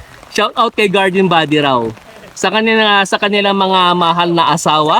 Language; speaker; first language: Filipino; native; Filipino